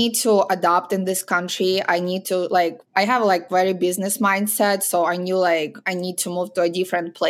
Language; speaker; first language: English; non-native, fluent; Ukrainian